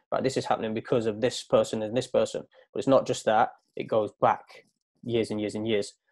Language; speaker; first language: English; native; English